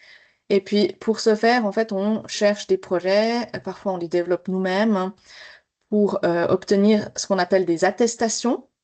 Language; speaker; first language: French; native; French